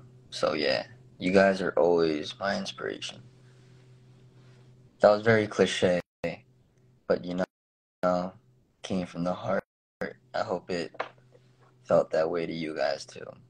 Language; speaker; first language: English; early bilingual, other home language; Korean